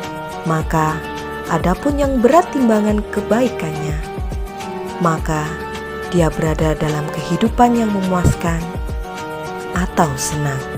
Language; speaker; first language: Indonesian; native; Indonesian